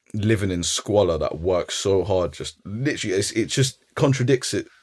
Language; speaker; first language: English; early bilingual, other home language; Arabic